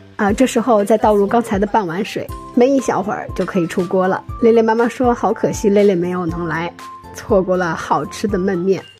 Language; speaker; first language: Chinese; native; Chinese